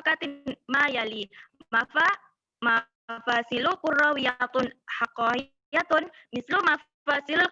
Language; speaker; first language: Arabic; non-native, learner; Indonesian